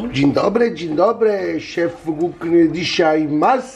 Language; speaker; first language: Polish; non-native, learner; Italian